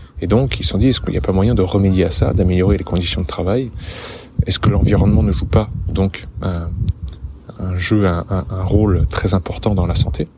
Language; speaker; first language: French; native; French